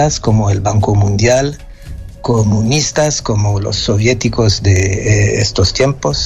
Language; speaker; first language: Spanish; non-native, fluent; French